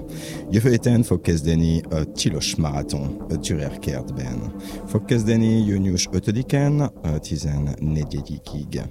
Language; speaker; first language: Hungarian; non-native, learner; French